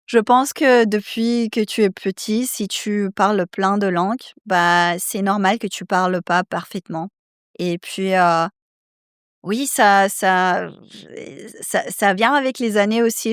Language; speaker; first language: French; non-native, fluent; Serbian